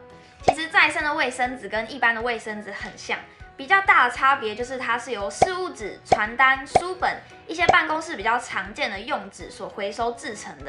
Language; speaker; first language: Chinese; native; Chinese